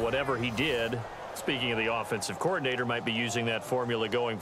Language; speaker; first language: English; native; English